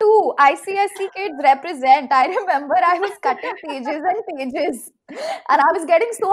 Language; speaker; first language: English; non-native, local second language; Hindi